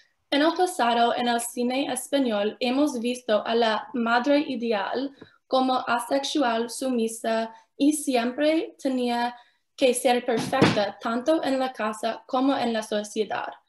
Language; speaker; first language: Spanish; non-native, fluent; English